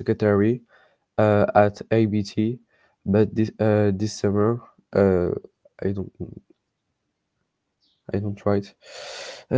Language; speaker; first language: English; non-native, learner; French